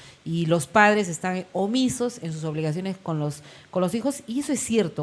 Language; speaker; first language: Spanish; native; Spanish